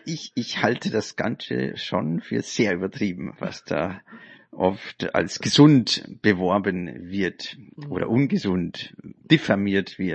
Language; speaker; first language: German; native; German